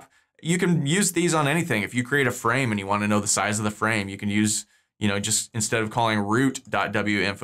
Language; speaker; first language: English; native; English